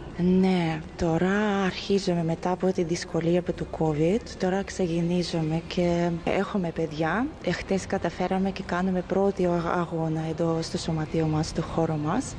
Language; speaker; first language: Greek; non-native, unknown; Ukrainian